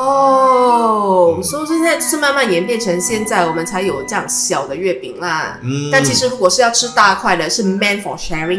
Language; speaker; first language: Chinese; native; Chinese